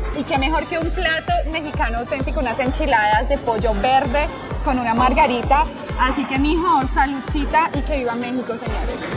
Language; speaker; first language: Spanish; native; Spanish